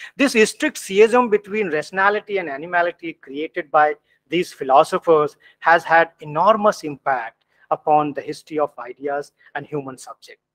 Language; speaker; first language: English; non-native, local second language; Hindi